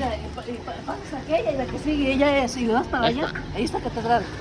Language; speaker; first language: Spanish; native; Spanish